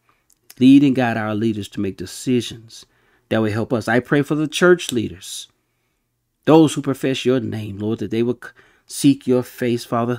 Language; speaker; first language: English; native; English